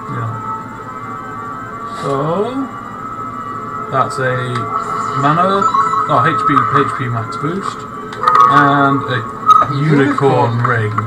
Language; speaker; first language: English; native; English